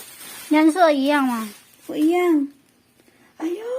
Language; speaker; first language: Chinese; non-native, fluent; Indonesian